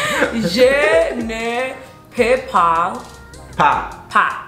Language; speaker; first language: French; non-native, learner; Haitian Creole